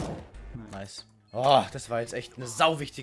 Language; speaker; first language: German; native; German